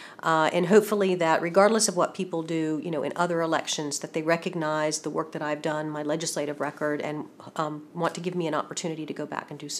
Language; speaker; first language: English; native; English